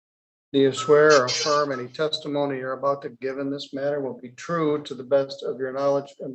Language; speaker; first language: English; native; English